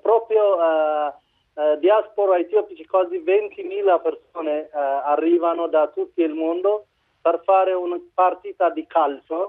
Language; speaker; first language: Italian; non-native, learner; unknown